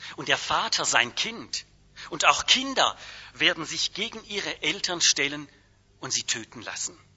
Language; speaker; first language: German; native; German